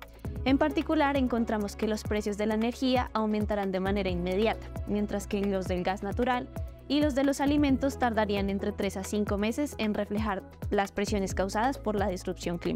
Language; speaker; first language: Spanish; native; Spanish